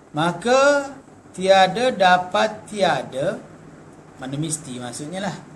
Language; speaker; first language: Malay; native; Malay